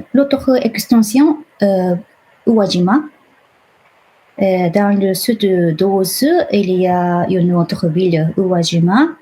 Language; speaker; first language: French; non-native, fluent; Japanese